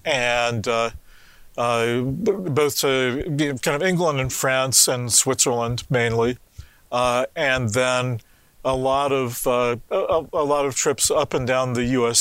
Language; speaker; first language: English; native; English